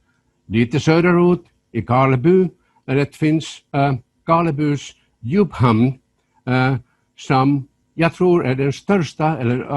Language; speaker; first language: Swedish; non-native, local second language; Finnish